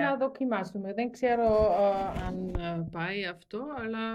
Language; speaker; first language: Greek; non-native, learner; German